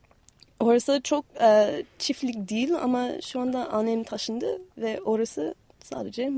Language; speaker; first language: Turkish; non-native, fluent; English